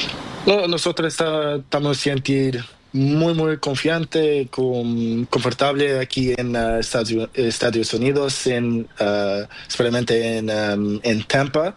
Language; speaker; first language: Spanish; non-native, learner; Portuguese